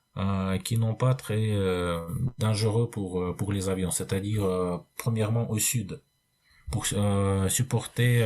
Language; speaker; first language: French; non-native, fluent; Russian